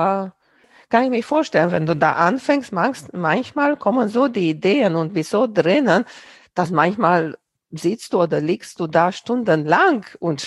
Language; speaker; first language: German; non-native, fluent; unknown